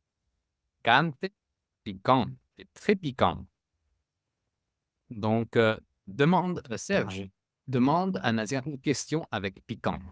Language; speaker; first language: French; non-native, fluent; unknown